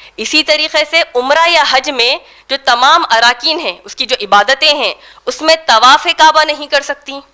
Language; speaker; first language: Urdu; native; Urdu